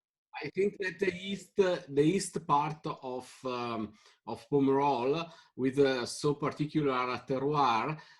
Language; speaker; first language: English; non-native, fluent; Italian